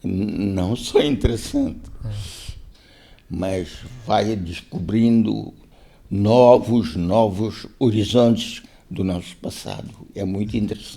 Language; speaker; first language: Portuguese; non-native, local second language; Konkani